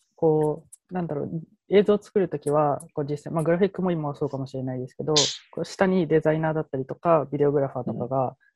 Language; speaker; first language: Japanese; native; Japanese